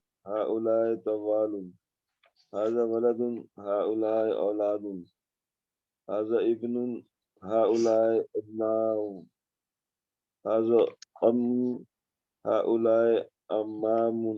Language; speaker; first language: Arabic; non-native, learner; Urdu